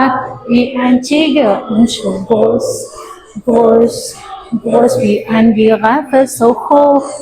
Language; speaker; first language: German; non-native, learner; Indonesian